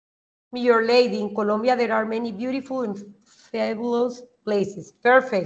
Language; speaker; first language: English; non-native, fluent; Spanish